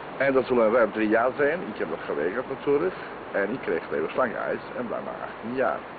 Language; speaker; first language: Dutch; non-native, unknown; Croatian